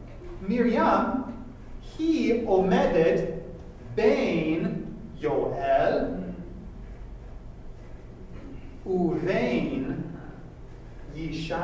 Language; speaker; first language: Hebrew; non-native, fluent; English